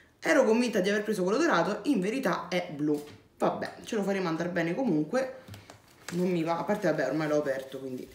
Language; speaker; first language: Italian; native; Italian